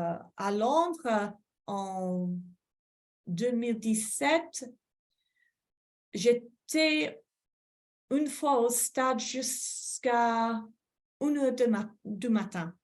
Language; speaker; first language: French; non-native, fluent; English